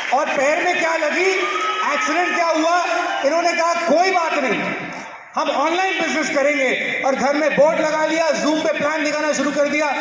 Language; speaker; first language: Hindi; non-native, local second language; Telugu